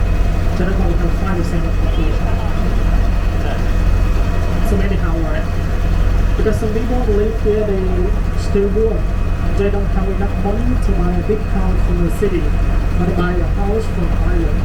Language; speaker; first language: English; non-native, learner; Vietnamese